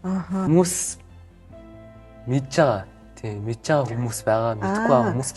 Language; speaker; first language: Mongolian; early bilingual, heritage; Mongolian